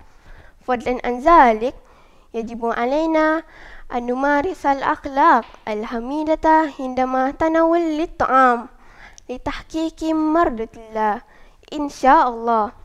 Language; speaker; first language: Arabic; non-native, learner; Malay